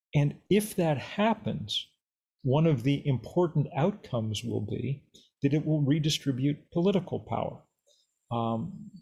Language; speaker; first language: English; native; English